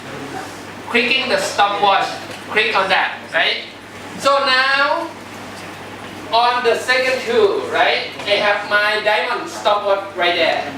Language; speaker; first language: English; non-native, fluent; Thai